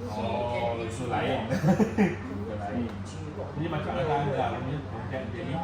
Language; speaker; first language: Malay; non-native, local second language; Chinese